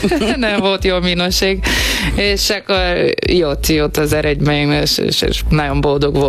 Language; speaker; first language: Hungarian; non-native, learner; Portuguese